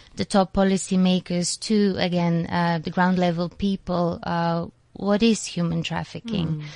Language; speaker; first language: English; non-native, fluent; Macedonian